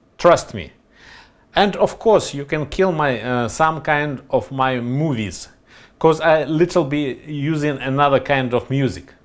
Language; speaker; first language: English; non-native, learner; Russian